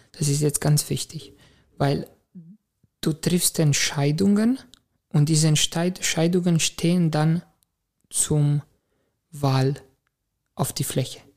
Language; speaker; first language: German; non-native, fluent; Romanian